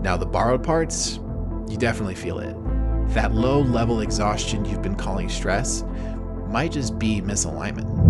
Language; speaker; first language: English; native; English